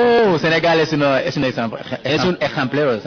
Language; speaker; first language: Spanish; non-native, fluent; Wolof